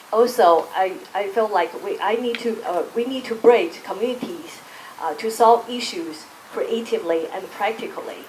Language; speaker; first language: English; non-native, fluent; Chinese